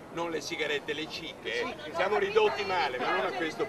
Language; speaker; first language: Italian; native; Italian